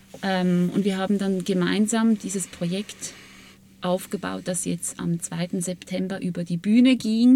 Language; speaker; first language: German; native; German